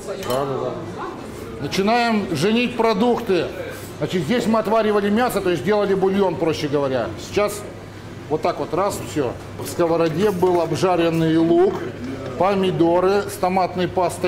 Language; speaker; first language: Russian; native; Russian